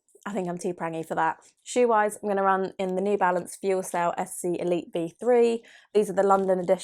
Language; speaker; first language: English; native; English